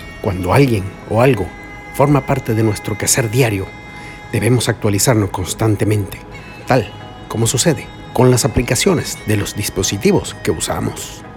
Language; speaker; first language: Spanish; native; Spanish